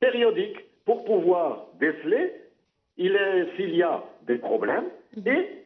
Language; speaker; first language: French; non-native, local second language; Arabic